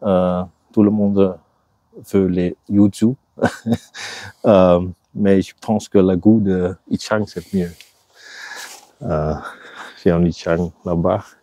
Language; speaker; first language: French; non-native, local second language; Dutch